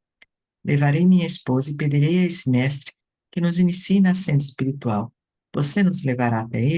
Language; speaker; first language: Portuguese; native; Portuguese